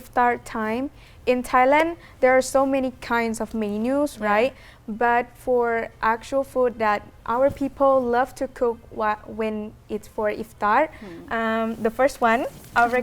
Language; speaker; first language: English; non-native, fluent; Thai